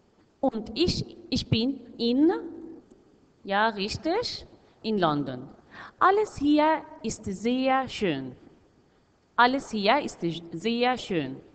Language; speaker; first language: German; non-native, fluent; Arabic